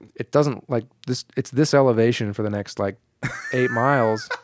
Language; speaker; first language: English; native; English